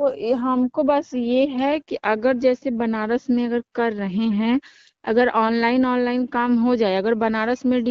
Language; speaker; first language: Hindi; native; Hindi